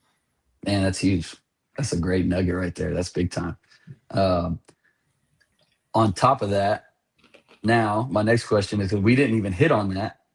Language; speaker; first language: English; native; English